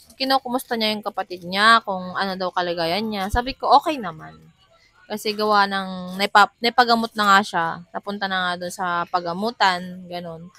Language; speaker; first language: Filipino; non-native, local second language; Iloko